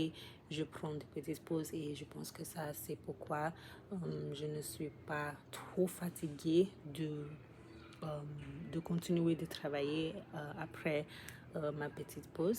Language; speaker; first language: French; non-native, learner; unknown